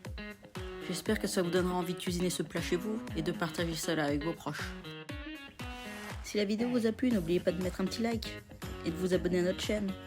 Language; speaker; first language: French; native; French